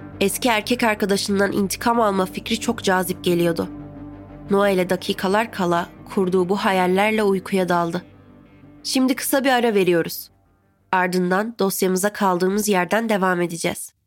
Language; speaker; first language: Turkish; native; Turkish